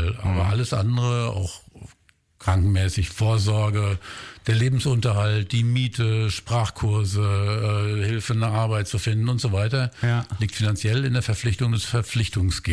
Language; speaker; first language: German; native; German